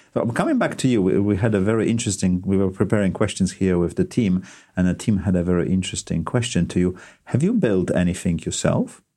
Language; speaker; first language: English; non-native, fluent; Polish